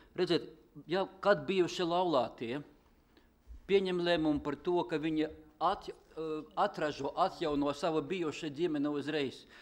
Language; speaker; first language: Latvian; non-native, local second language; Russian